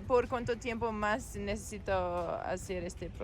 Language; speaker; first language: Spanish; non-native, learner; English